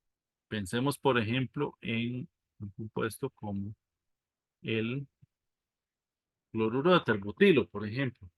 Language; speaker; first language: Spanish; native; Spanish